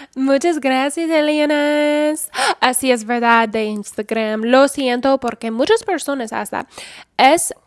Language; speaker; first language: Spanish; non-native, learner; English